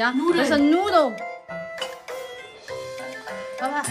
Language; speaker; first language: German; non-native, learner; Chinese